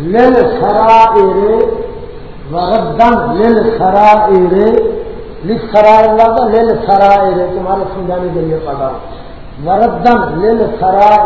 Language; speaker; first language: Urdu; non-native, local second language; Pashto